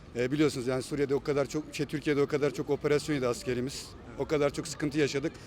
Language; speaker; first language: Turkish; native; Turkish